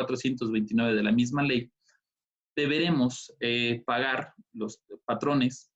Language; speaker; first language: Spanish; native; Spanish